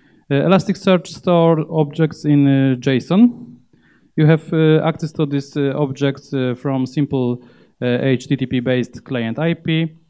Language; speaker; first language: English; non-native, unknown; Polish